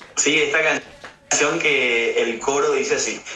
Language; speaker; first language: Spanish; native; Spanish